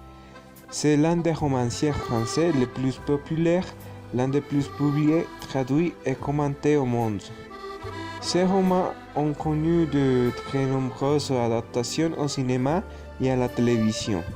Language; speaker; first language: French; non-native, learner; Spanish